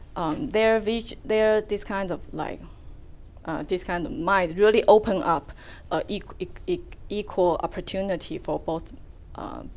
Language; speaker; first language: English; non-native, fluent; Chinese